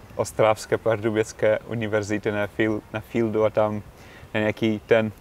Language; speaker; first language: Czech; non-native, fluent; Russian